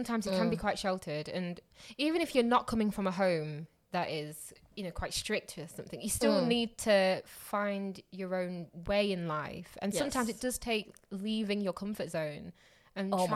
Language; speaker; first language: English; native; English